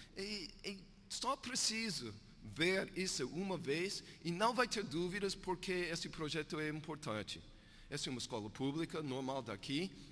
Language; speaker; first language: Portuguese; non-native, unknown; English